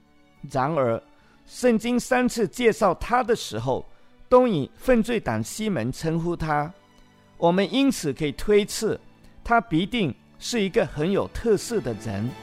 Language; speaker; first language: Chinese; native; Chinese